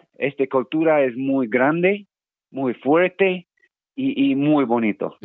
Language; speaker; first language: Spanish; non-native, learner; English